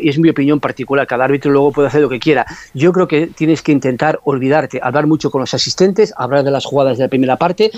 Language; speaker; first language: Spanish; native; Spanish